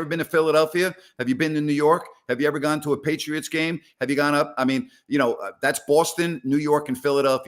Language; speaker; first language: English; native; English